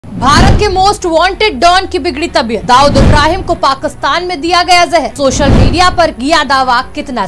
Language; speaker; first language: Hindi; native; Hindi